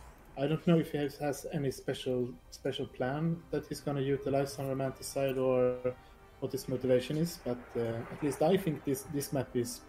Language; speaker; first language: English; non-native, fluent; Swedish